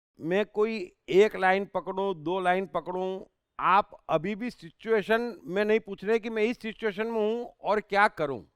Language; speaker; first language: Hindi; native; Hindi